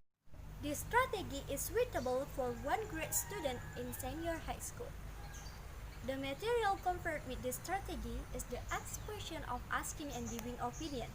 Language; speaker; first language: English; non-native, learner; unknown